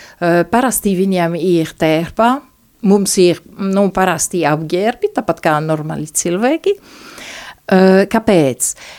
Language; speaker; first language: Latvian; non-native, fluent; French